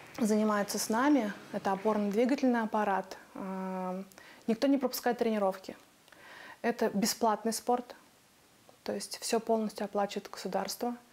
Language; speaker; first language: Russian; native; Russian